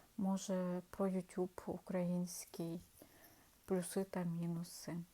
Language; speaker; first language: Ukrainian; non-native, local second language; Russian